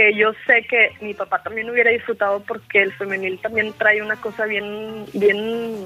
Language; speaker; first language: Spanish; native; Spanish